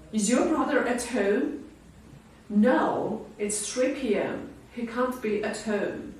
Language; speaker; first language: English; non-native, fluent; Georgian